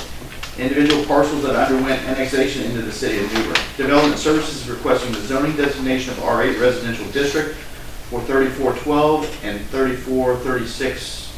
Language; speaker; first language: English; native; English